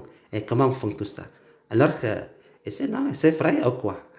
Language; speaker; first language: French; non-native, learner; Indonesian